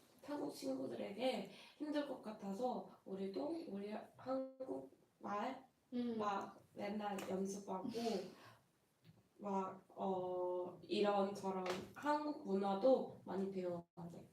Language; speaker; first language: Korean; non-native, fluent; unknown